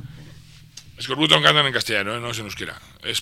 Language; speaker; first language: Spanish; native; Spanish